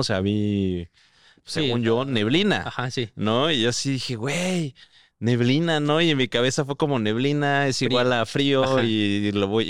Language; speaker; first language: Spanish; native; Spanish